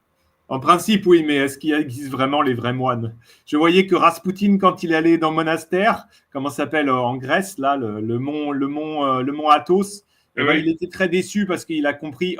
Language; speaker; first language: French; native; French